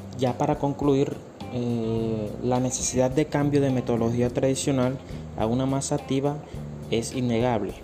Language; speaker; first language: Spanish; native; Spanish